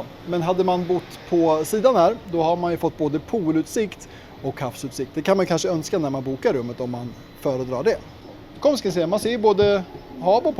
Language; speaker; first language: Swedish; native; Swedish